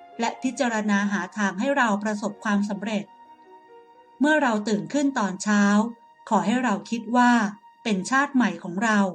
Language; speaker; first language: Thai; native; Thai